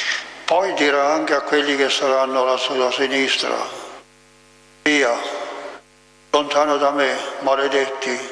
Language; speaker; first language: Italian; native; Italian